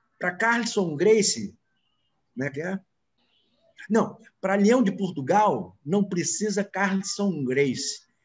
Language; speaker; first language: Portuguese; native; Portuguese